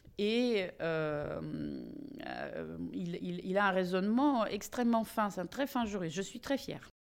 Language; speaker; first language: French; non-native, fluent; Russian